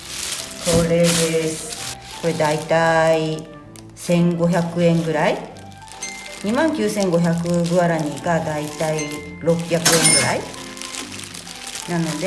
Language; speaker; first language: Japanese; native; Japanese